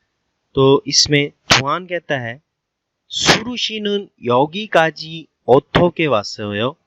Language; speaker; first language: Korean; non-native, learner; Urdu